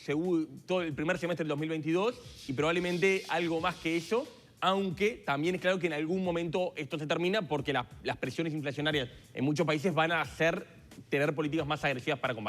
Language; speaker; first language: Spanish; native; Spanish